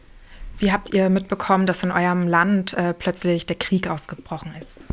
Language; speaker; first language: German; native; German